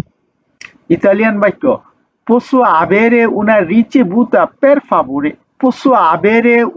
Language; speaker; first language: Italian; non-native, learner; Bangla